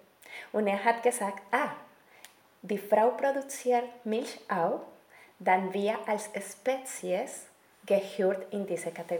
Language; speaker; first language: German; non-native, learner; Spanish